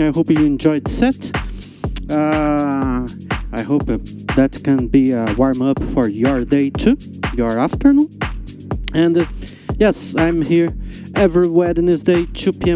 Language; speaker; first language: English; non-native, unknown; Portuguese